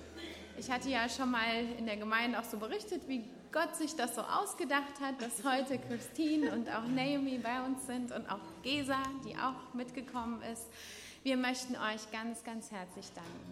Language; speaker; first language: German; native; German